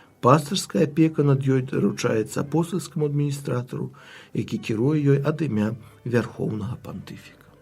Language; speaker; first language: Belarusian; native; Belarusian